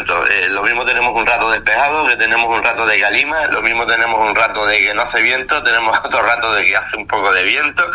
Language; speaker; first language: Spanish; native; Spanish